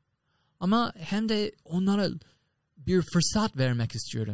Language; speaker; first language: Turkish; non-native, fluent; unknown